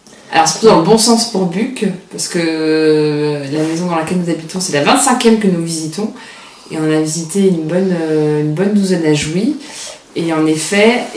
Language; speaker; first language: French; native; French